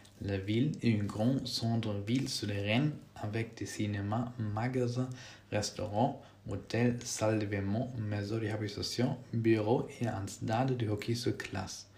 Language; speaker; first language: French; non-native, learner; German